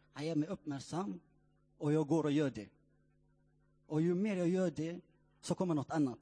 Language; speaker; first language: Swedish; non-native, fluent; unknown